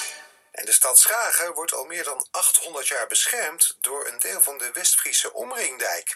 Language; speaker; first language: Dutch; native; Dutch